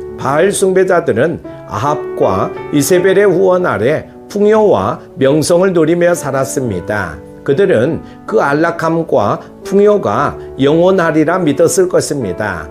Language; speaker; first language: Korean; native; Korean